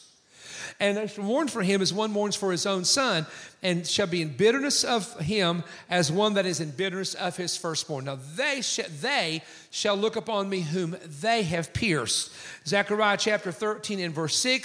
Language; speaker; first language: English; native; English